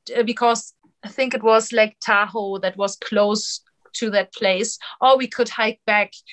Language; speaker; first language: English; non-native, fluent; German